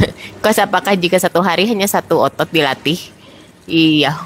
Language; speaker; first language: Indonesian; native; Indonesian